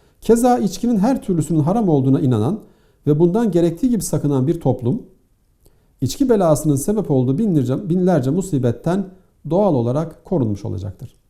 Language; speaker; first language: Turkish; native; Turkish